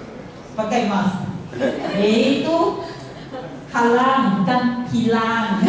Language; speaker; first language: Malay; non-native, local second language; Chinese